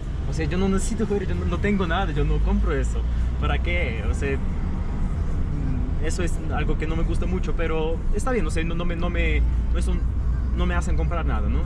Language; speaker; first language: Spanish; non-native, fluent; Russian